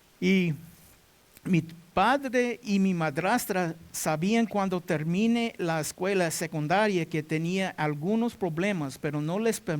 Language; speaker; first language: Spanish; non-native, learner; English